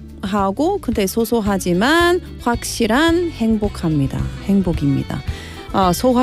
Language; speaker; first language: Korean; non-native, learner; English